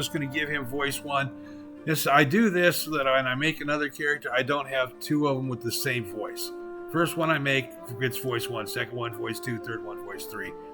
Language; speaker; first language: English; native; English